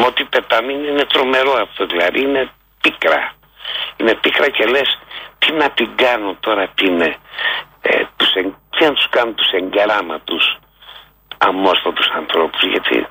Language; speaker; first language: Greek; native; Greek